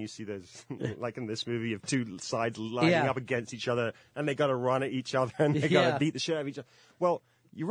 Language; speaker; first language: English; native; English